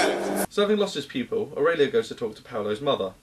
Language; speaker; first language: English; native; English